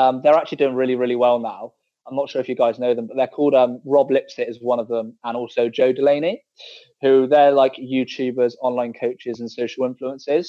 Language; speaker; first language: English; native; English